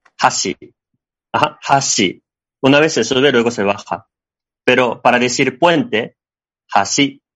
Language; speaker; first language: Spanish; non-native, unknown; Japanese